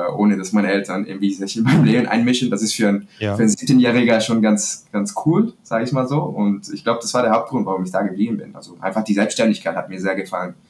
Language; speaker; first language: German; non-native, fluent; Spanish